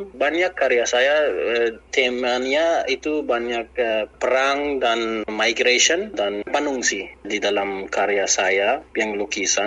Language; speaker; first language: Indonesian; non-native, learner; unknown